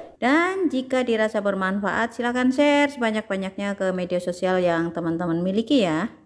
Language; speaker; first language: Indonesian; non-native, local second language; Javanese